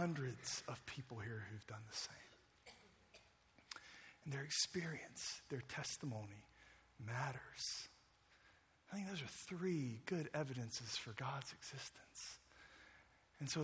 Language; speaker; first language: English; native; English